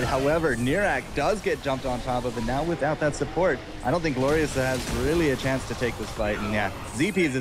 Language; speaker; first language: English; native; English